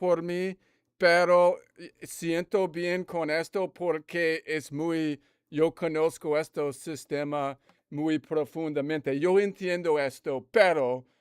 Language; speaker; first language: Spanish; non-native, learner; English